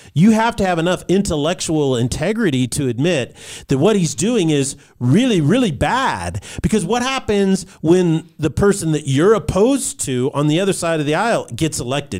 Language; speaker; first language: English; native; English